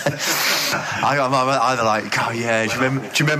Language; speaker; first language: English; native; English